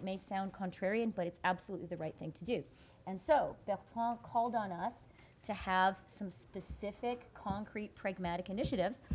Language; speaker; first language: English; native; English